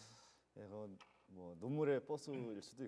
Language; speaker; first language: Korean; native; Korean